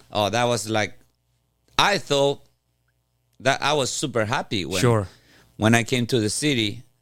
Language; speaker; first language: English; non-native, fluent; Spanish